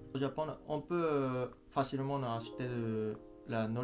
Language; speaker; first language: French; non-native, learner; Japanese